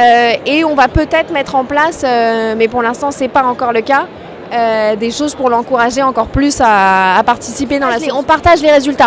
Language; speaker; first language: French; native; French